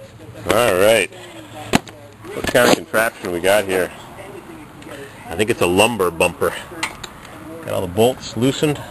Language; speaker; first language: English; native; English